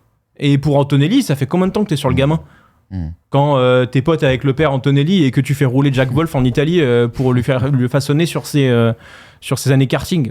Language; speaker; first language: French; native; French